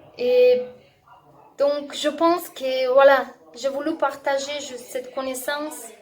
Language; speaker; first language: French; non-native, learner; Russian